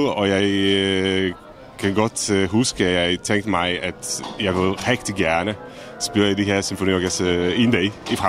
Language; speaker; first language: Danish; non-native, fluent; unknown